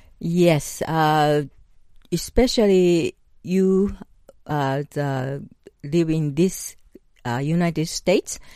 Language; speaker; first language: English; non-native, learner; Japanese